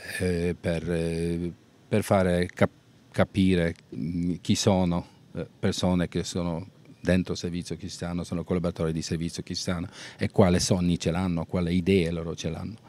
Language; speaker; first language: Italian; non-native, learner; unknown